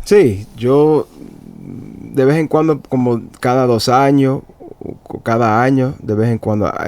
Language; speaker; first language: Spanish; early bilingual, heritage; Spanish